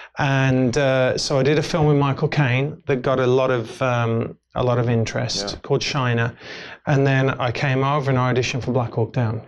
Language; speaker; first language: English; native; English